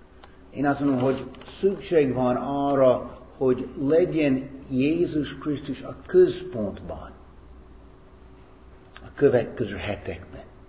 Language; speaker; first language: Hungarian; non-native, fluent; English